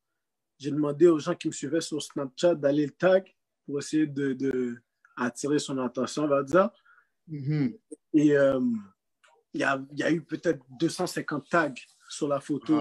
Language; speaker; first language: French; native; French